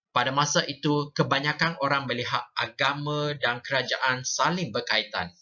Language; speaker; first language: Malay; non-native, local second language; Chinese